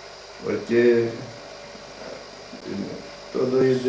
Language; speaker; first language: Spanish; non-native, learner; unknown